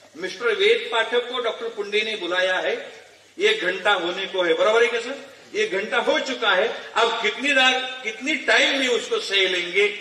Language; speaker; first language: Hindi; non-native, local second language; Marathi